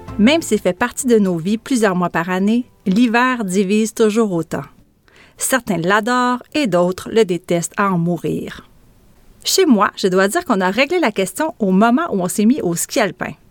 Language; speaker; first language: French; native; French